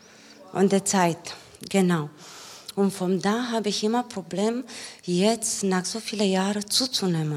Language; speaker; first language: German; non-native, learner; Romanian